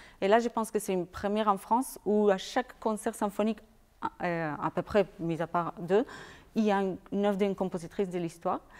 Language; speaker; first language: French; non-native, fluent; Spanish